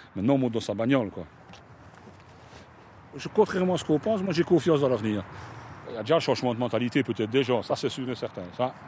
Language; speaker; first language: French; native; French